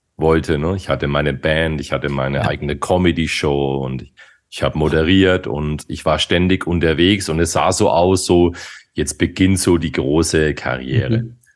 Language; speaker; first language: German; native; German